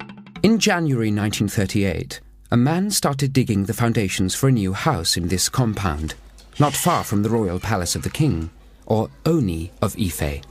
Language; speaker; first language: English; native; English